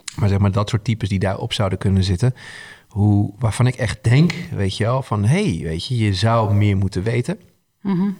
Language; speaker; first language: Dutch; early bilingual, other home language; Arabic